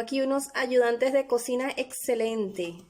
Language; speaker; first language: Spanish; native; Spanish